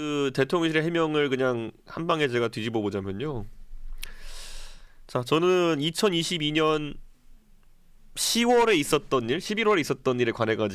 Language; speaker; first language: Korean; native; Korean